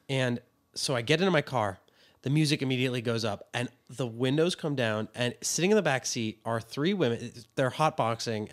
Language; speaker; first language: English; native; English